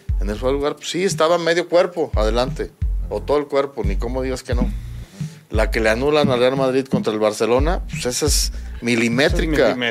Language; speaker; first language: Spanish; native; Spanish